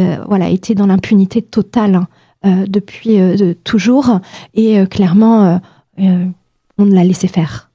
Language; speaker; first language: French; native; French